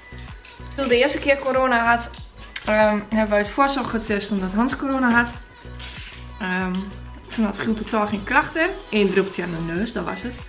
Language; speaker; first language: Dutch; native; Dutch